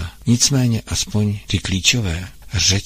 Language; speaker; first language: Czech; native; Czech